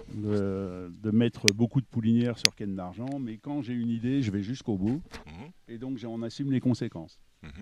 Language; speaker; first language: French; native; French